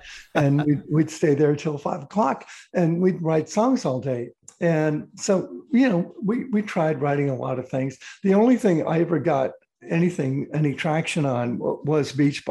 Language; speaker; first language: English; native; English